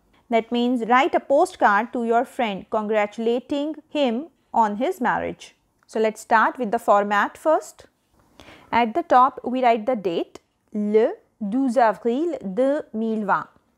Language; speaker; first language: English; non-native, local second language; Hindi